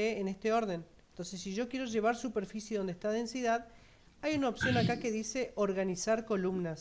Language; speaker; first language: Spanish; native; Spanish